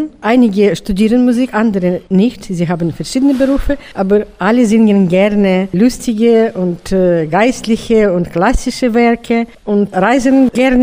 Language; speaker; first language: German; non-native, learner; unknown